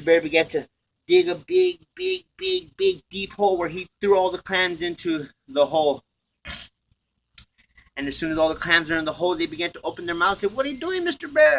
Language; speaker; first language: English; native; English